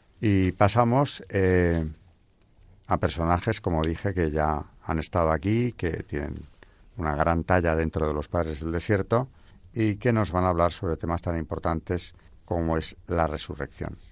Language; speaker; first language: Spanish; native; Spanish